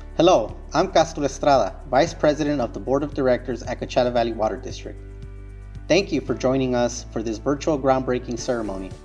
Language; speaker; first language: English; native; English